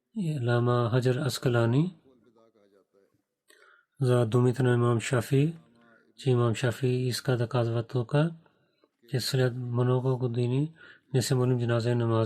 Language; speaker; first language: Bulgarian; non-native, learner; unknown